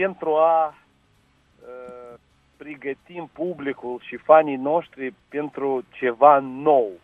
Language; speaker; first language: Romanian; non-native, local second language; Russian